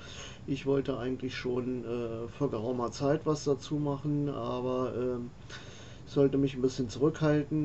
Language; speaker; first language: German; native; German